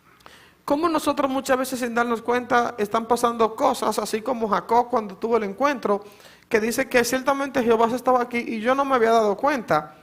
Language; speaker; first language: Spanish; native; Spanish